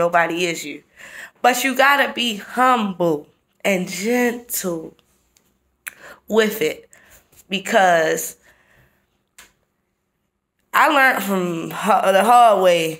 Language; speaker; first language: English; native; English